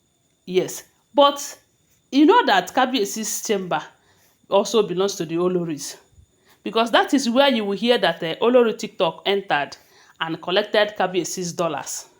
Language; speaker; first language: English; non-native, local second language; Yoruba